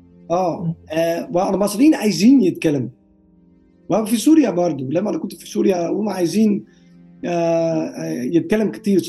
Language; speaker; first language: Arabic; non-native, learner; Dutch